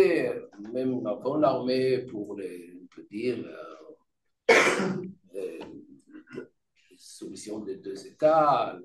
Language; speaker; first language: French; non-native, fluent; Hebrew